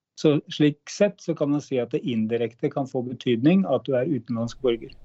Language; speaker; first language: Norwegian; native; Norwegian